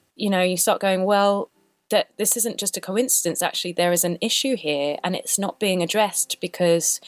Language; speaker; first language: English; native; English